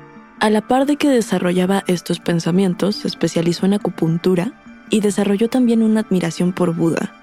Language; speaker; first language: Spanish; native; Spanish